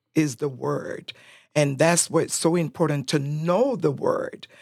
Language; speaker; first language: English; non-native, fluent; Spanish